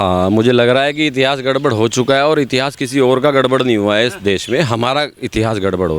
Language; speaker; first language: Hindi; native; Hindi